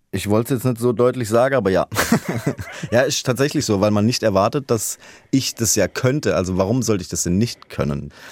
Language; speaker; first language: German; native; German